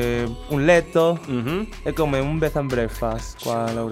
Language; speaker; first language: Italian; non-native, learner; Chinese